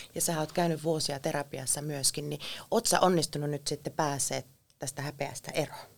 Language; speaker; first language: Finnish; native; Finnish